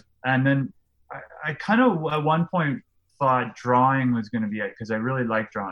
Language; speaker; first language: English; native; English